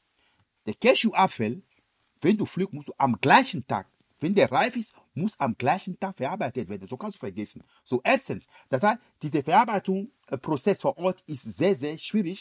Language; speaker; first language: German; non-native, fluent; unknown